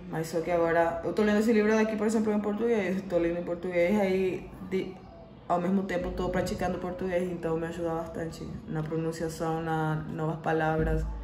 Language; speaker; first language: Portuguese; non-native, fluent; Spanish